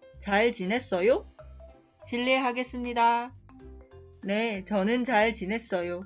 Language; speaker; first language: Korean; non-native, fluent; Spanish